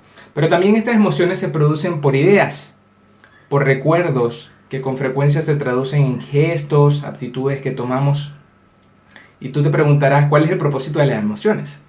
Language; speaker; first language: Spanish; native; Spanish